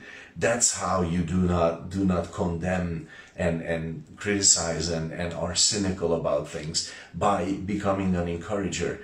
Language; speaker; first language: English; non-native, fluent; Hungarian